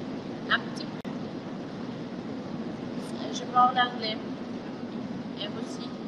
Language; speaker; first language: French; non-native, learner; Russian